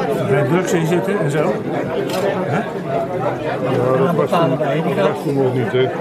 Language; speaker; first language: Dutch; native; Dutch